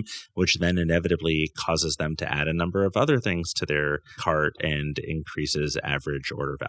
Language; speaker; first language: English; native; English